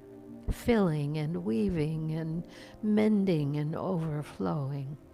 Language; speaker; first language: English; native; English